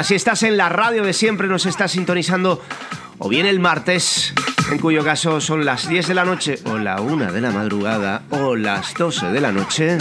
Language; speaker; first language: Spanish; native; Spanish